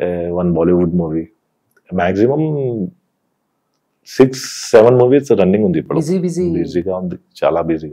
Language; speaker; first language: Telugu; non-native, local second language; Hindi